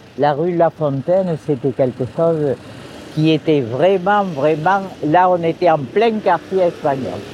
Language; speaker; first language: French; early bilingual, other home language; Spanish